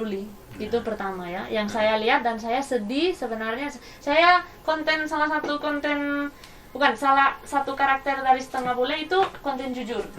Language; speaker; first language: Indonesian; non-native, fluent; Spanish